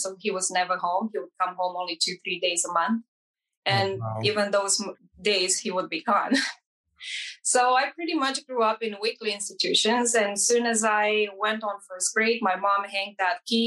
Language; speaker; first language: English; non-native, fluent; Romanian